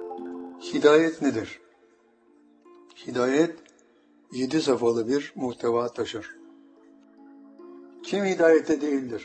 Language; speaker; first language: Turkish; native; Turkish